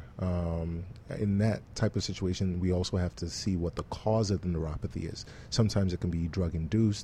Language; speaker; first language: English; non-native, local second language; Yoruba